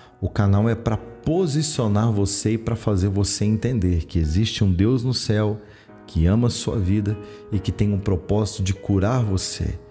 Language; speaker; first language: Portuguese; native; Portuguese